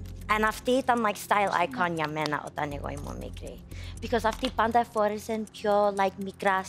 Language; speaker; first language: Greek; early bilingual, heritage; Greek